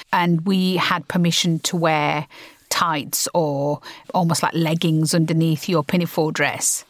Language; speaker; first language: English; early bilingual, other home language; Punjabi